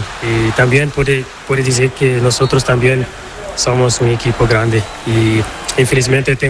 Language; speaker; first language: Spanish; non-native, learner; Portuguese